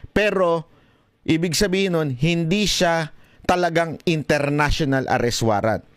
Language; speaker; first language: Filipino; native; Filipino